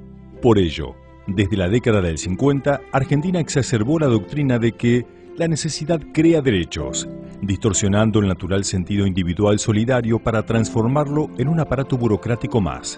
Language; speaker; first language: Spanish; native; Spanish